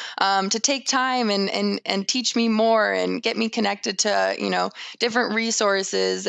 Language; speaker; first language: English; native; English